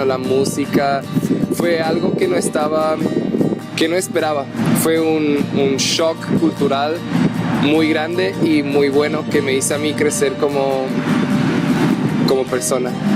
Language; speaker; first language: Spanish; non-native, learner; Portuguese